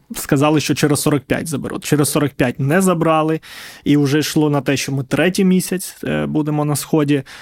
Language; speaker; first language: Ukrainian; non-native, local second language; Russian